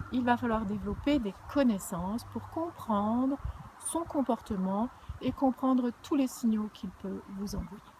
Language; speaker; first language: French; native; French